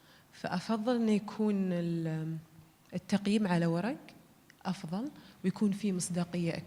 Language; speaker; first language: Arabic; native; Arabic